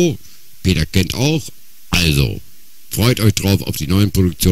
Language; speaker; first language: German; native; German